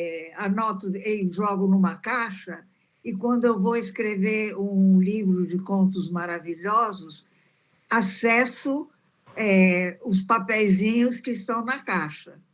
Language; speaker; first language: Portuguese; early bilingual, other home language; Italian